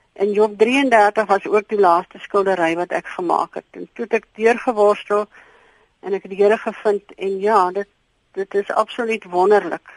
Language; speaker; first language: Afrikaans; native; Afrikaans